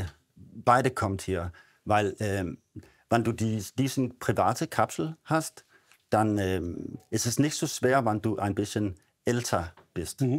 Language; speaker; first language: German; non-native, learner; Danish